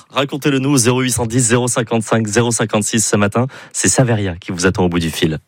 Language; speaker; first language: French; native; French